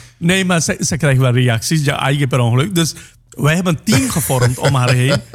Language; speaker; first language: Dutch; non-native, local second language; Caribbean Hindustani